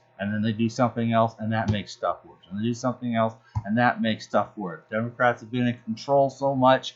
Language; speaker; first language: English; native; English